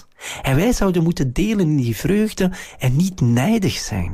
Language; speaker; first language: Dutch; native; Dutch